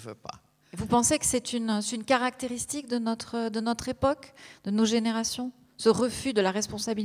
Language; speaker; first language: French; native; French